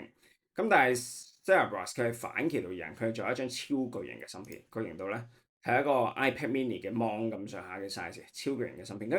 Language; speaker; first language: Cantonese; native; Cantonese